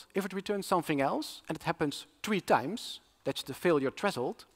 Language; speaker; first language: English; non-native, fluent; Dutch